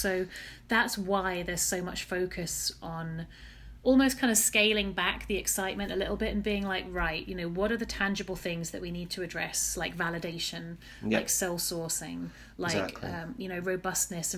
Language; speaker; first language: English; native; English